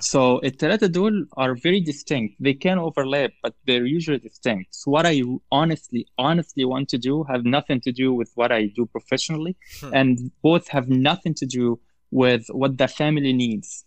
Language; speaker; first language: English; non-native, fluent; Arabic